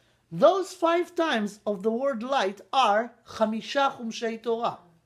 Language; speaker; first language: English; non-native, fluent; Hebrew